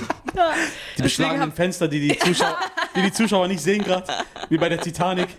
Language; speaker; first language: German; native; German